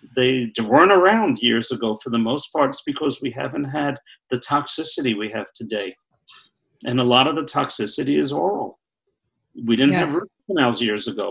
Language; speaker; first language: English; native; English